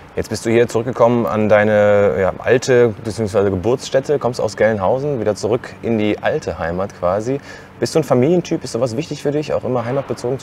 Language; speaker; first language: German; native; German